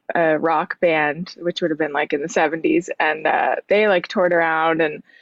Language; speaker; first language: English; native; English